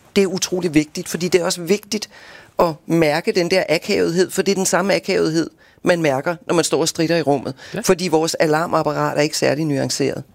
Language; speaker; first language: Danish; native; Danish